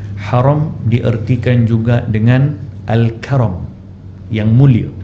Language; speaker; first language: Malay; non-native, fluent; Malayalam